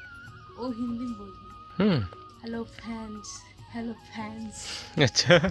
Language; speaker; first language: Hindi; non-native, local second language; Chhattisgarhi